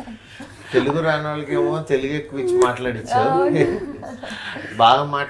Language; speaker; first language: Telugu; native; Telugu